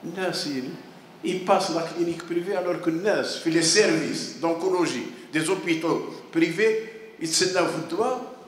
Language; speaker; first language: French; non-native, local second language; Arabic